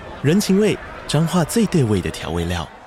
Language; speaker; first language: Chinese; native; Chinese